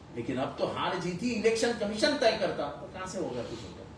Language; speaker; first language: Hindi; non-native, local second language; Marathi